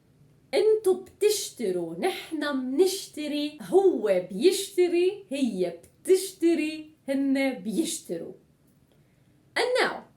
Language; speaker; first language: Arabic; native; Arabic